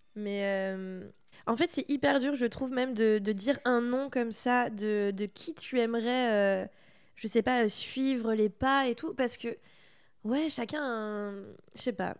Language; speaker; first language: French; native; French